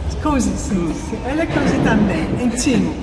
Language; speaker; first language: Portuguese; non-native, learner; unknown